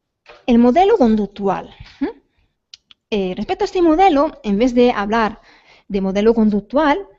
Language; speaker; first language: Spanish; native; Spanish